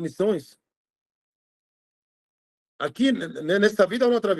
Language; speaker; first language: Portuguese; non-native, fluent; Arabic